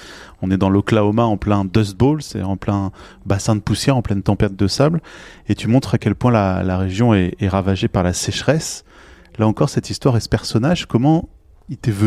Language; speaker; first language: French; native; French